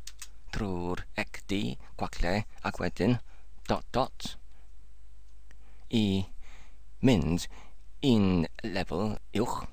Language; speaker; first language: Welsh; non-native, learner; English